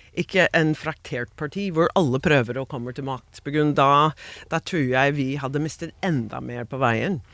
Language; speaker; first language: Norwegian; non-native, fluent; English